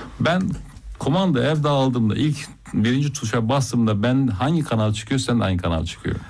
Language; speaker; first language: Turkish; native; Turkish